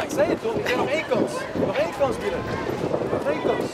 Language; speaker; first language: Dutch; native; Dutch